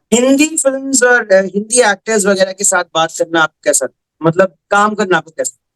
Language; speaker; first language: Hindi; native; Hindi